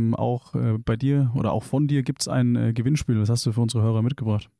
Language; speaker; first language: German; native; German